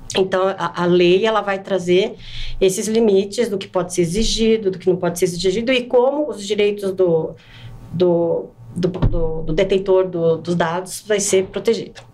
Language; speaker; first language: Portuguese; native; Portuguese